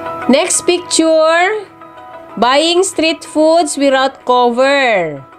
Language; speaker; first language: English; non-native, local second language; Tausug